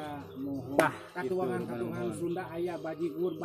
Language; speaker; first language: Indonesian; non-native, local second language; Sundanese